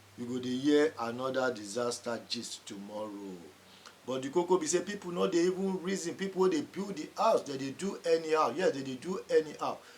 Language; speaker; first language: Nigerian Pidgin; native; Nigerian Pidgin